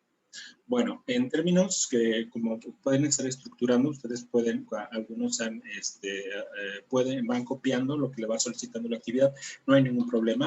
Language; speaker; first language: Spanish; native; Spanish